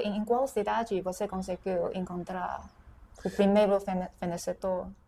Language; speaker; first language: Portuguese; non-native, fluent; Chinese